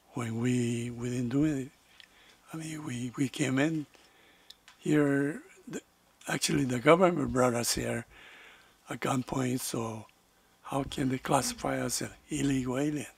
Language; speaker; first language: English; non-native, fluent; Spanish